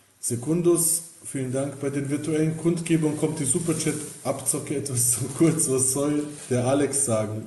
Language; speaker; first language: German; early bilingual, other home language; Bosnian